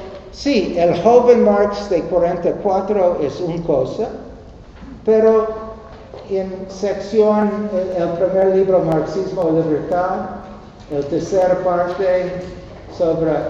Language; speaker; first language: Spanish; non-native, learner; English